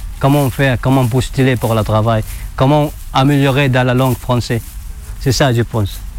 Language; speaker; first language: French; non-native, learner; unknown